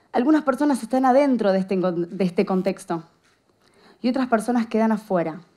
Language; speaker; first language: Spanish; native; Spanish